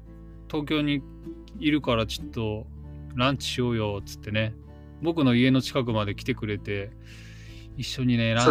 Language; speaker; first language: Japanese; native; Japanese